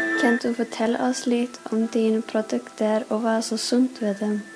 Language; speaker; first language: Danish; non-native, learner; Icelandic